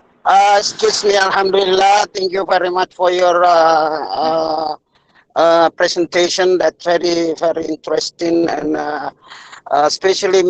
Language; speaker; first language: English; non-native, learner; Indonesian